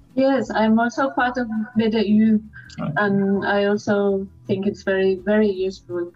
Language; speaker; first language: English; non-native, fluent; Spanish